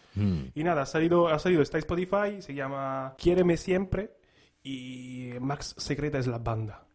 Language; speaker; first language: Spanish; non-native, fluent; Italian